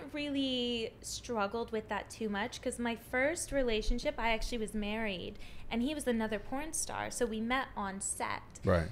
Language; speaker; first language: English; native; English